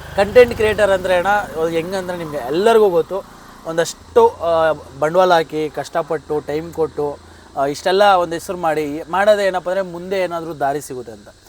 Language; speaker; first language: Kannada; native; Kannada